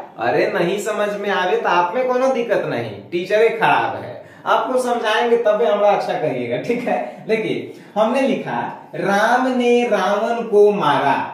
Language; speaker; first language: Hindi; native; Hindi